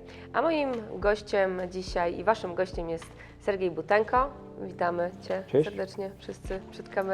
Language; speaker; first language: Polish; native; Polish